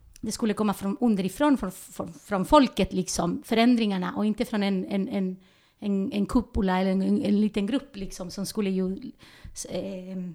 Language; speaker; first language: Swedish; non-native, fluent; Spanish